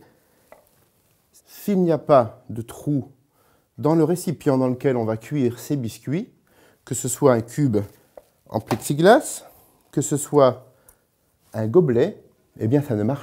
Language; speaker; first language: French; native; French